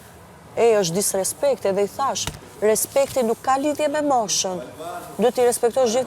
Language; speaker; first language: Albanian; native; Albanian